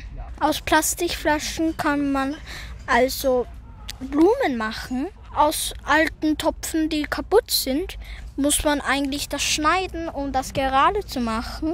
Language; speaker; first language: German; non-native, learner; English